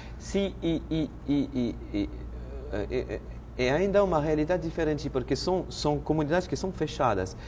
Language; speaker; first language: Portuguese; non-native, fluent; French